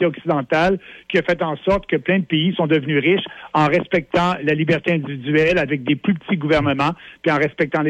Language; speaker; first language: French; native; French